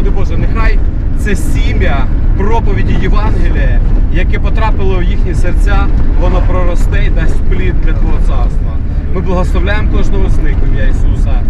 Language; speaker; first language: Ukrainian; non-native, local second language; Russian